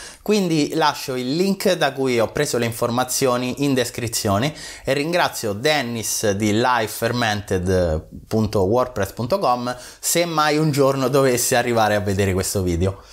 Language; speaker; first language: Italian; native; Italian